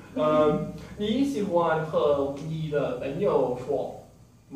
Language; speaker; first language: Chinese; non-native, learner; Portuguese